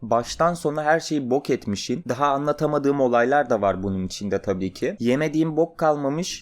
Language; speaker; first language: Turkish; native; Turkish